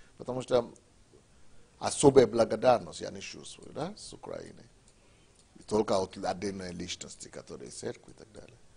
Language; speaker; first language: Russian; non-native, fluent; Yoruba